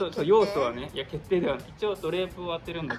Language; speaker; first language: Japanese; native; Japanese